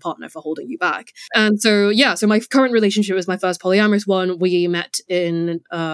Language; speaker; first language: English; non-native, local second language; Cantonese